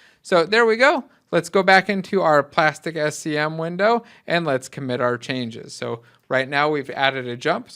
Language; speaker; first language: English; native; English